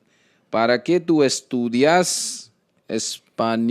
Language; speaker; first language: Spanish; non-native, learner; Hindi